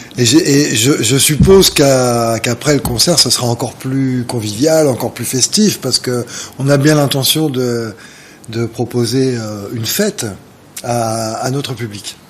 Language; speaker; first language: French; native; French